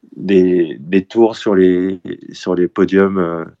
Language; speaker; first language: French; early bilingual, other home language; Korean